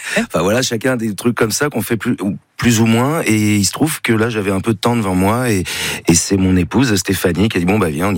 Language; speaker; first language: French; native; French